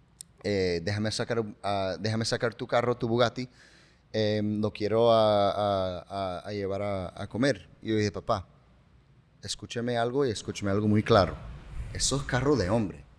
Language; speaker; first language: Spanish; early bilingual, heritage; English